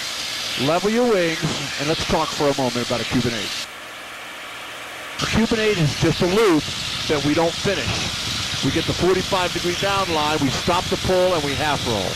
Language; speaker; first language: English; native; English